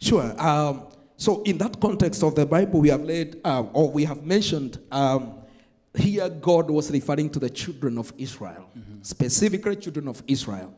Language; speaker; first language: English; non-native, local second language; Swahili